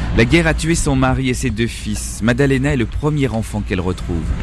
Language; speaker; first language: French; native; French